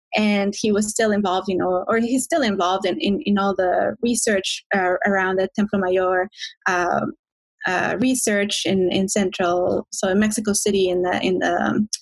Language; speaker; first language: English; non-native, fluent; Spanish